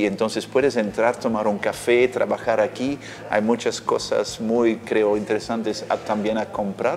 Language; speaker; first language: Spanish; non-native, fluent; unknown